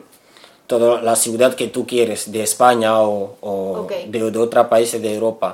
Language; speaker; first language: Spanish; non-native, learner; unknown